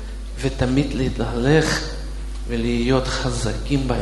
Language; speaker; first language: Hebrew; non-native, fluent; Russian